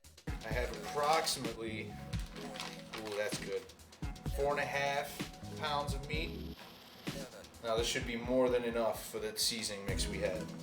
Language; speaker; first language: English; native; English